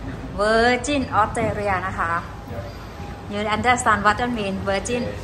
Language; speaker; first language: English; non-native, learner; Thai